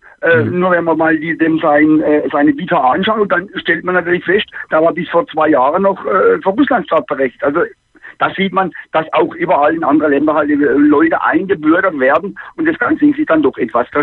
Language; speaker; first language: German; native; German